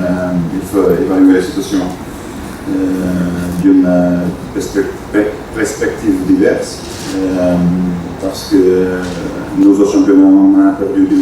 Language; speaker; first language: French; non-native, fluent; Portuguese